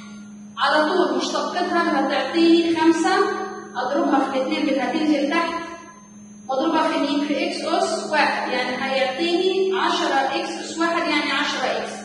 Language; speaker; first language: Arabic; native; Arabic